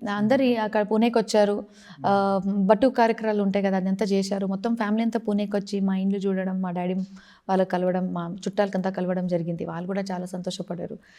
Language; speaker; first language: Telugu; non-native, local second language; Kannada